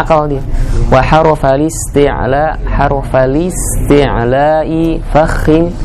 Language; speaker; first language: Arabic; non-native, fluent; Indonesian